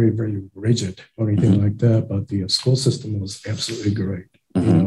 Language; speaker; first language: English; non-native, fluent; Japanese